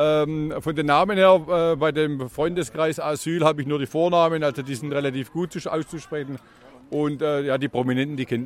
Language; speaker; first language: German; native; German